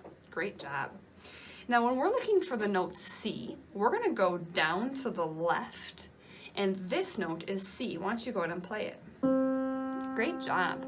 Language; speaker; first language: English; native; English